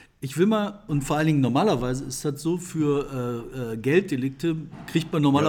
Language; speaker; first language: German; native; German